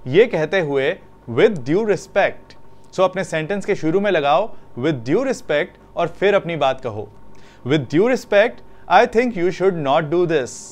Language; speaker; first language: Hindi; native; Hindi